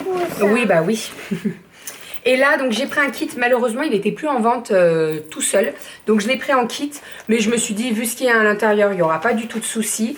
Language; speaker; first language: French; native; French